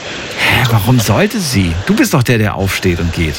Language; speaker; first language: German; native; German